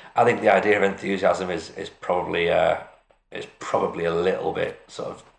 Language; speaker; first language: English; native; English